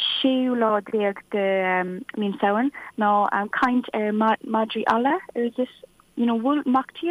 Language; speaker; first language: Irish; non-native, local second language; English